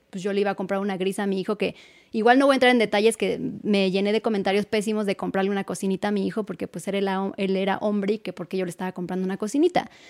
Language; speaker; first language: Spanish; native; Spanish